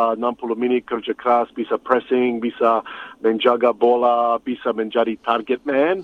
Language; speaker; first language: Indonesian; non-native, fluent; English